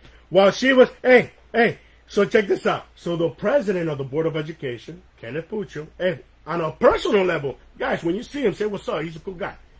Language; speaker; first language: English; early bilingual, other home language; Spanish